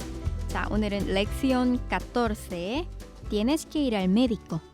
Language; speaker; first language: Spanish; non-native, fluent; Korean